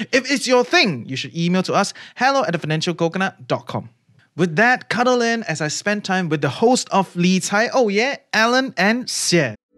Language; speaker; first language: English; native; English